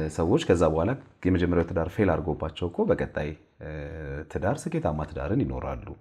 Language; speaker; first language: Amharic; native; Amharic